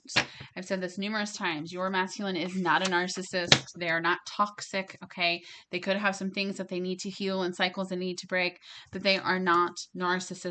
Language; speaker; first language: English; native; English